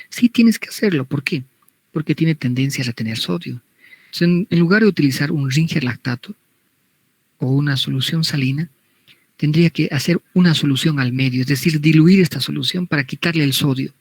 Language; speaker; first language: Spanish; native; Spanish